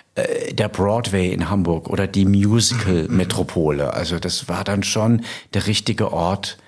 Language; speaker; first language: German; native; German